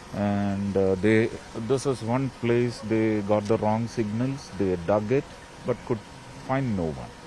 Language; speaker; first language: English; non-native, local second language; Malayalam